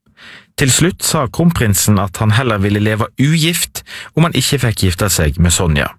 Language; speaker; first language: Norwegian; native; Norwegian